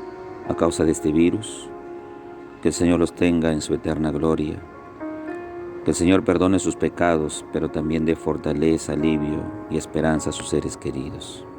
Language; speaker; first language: Spanish; native; Spanish